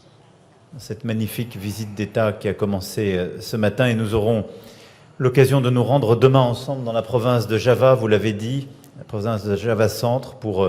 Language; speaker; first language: French; native; French